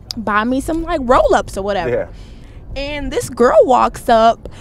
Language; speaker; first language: English; native; English